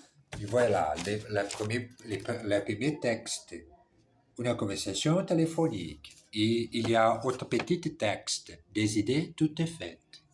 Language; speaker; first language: French; non-native, learner; Portuguese